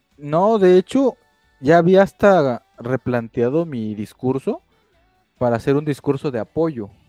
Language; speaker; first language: Spanish; native; Spanish